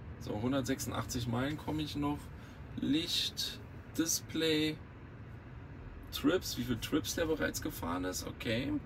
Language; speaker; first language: German; native; German